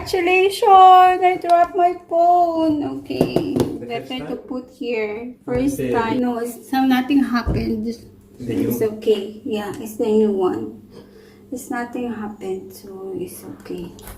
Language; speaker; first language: English; non-native, local second language; Filipino